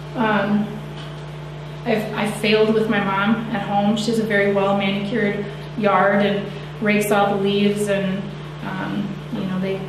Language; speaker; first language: English; native; English